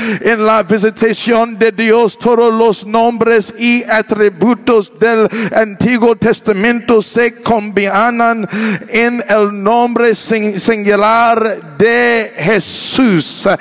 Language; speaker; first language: Spanish; non-native, learner; English